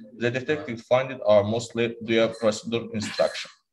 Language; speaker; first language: English; non-native, learner; Azerbaijani